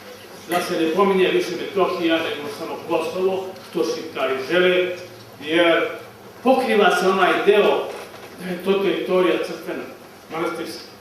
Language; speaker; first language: Bosnian; native; Bosnian